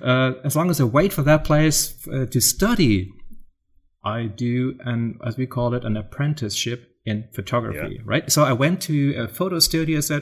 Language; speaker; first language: English; non-native, fluent; German